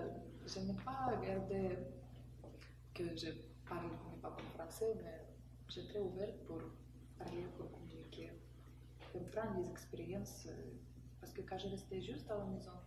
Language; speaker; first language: French; non-native, learner; Russian